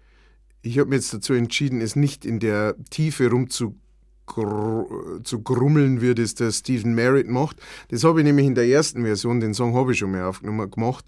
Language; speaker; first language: German; native; German